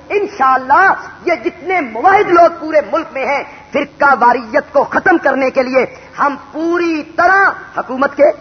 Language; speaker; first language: Urdu; non-native, local second language; Punjabi